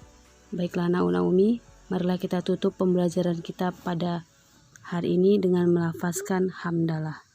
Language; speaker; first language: Indonesian; native; Indonesian